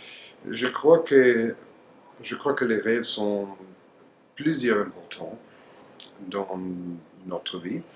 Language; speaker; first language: French; non-native, learner; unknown